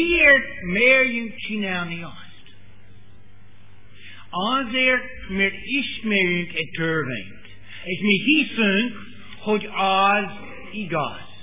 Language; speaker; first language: Hungarian; non-native, learner; English